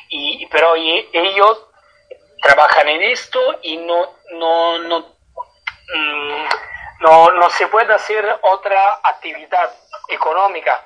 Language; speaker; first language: Spanish; non-native, fluent; Italian